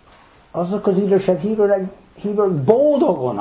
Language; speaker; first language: Hungarian; non-native, fluent; English